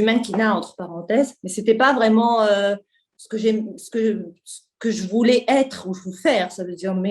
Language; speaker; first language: French; non-native, local second language; Arabic